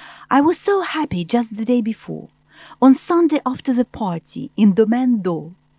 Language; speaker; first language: English; non-native, fluent; Russian